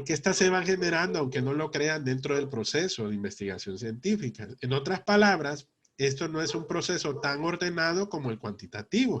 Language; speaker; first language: Spanish; native; Spanish